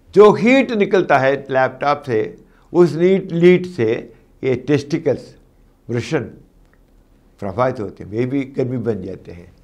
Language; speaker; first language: Hindi; non-native, local second language; Telugu